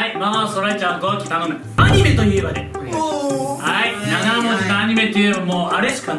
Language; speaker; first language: Japanese; native; Japanese